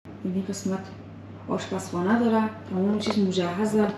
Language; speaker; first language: Persian; native; Persian